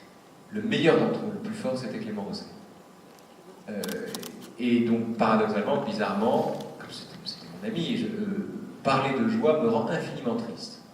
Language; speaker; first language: French; native; French